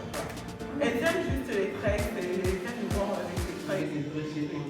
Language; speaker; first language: French; non-native, local second language; Kinyarwanda